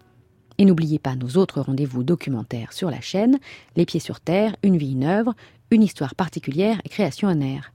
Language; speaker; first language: French; non-native, learner; Arabic